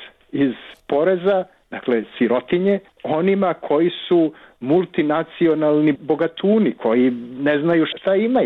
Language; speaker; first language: Serbian; native; Serbian